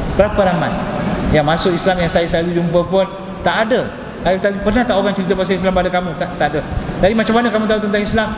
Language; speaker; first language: Malay; non-native, local second language; Tamil